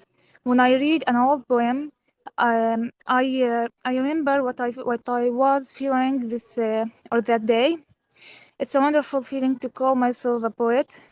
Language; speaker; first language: English; non-native, fluent; Arabic